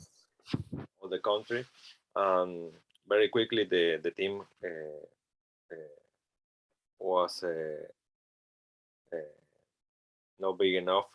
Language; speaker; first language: English; non-native, learner; Spanish